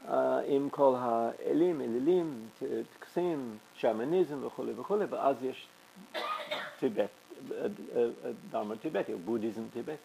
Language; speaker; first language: Hebrew; non-native, fluent; English